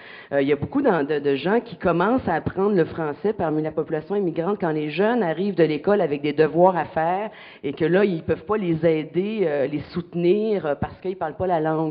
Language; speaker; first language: French; native; French